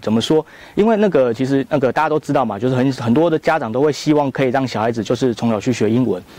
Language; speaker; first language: Chinese; native; Chinese